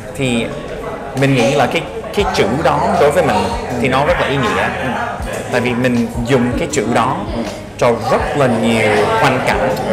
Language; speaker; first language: Vietnamese; non-native, fluent; English